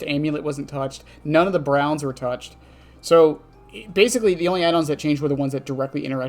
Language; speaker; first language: English; native; English